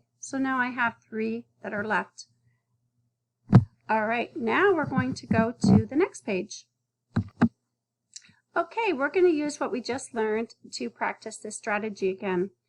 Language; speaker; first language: English; native; English